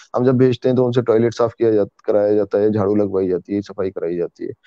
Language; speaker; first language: Hindi; native; Hindi